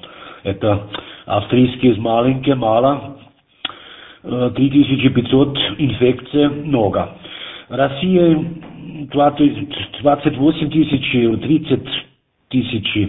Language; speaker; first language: Russian; non-native, learner; German